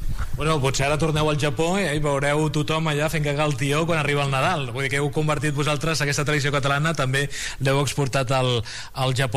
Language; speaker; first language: Catalan; native; Catalan